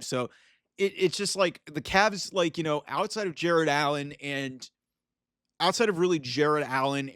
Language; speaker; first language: English; native; English